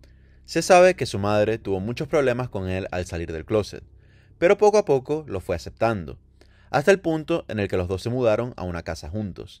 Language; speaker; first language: Spanish; native; Spanish